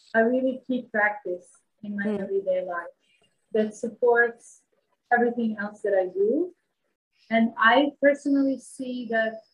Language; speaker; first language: English; non-native, fluent; Bosnian